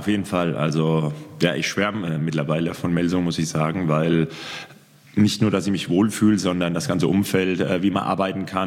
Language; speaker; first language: German; native; German